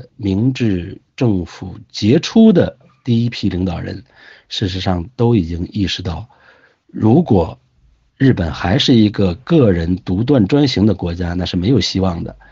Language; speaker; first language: Chinese; native; Chinese